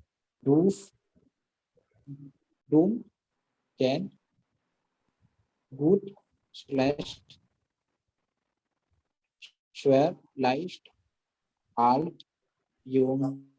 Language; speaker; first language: German; non-native, learner; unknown